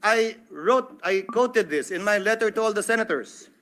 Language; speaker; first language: English; non-native, local second language; Filipino